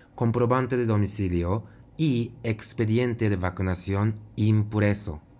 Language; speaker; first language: Spanish; non-native, fluent; Japanese